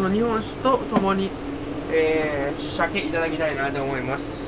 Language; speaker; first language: Japanese; native; Japanese